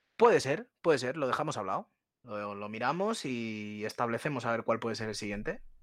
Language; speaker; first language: Spanish; native; Spanish